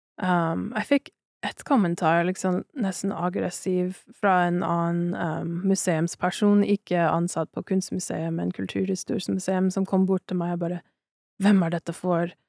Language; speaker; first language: Norwegian; non-native, fluent; English